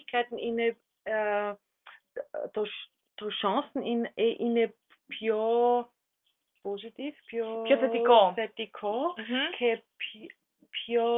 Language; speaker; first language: Greek; non-native, learner; German